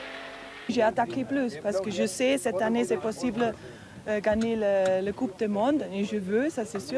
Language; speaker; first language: French; non-native, learner; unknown